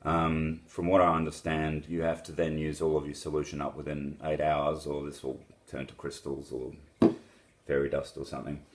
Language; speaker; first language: English; native; English